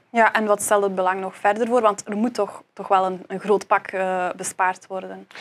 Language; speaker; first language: Dutch; native; Dutch